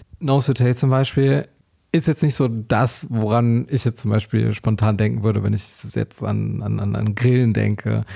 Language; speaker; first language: German; native; German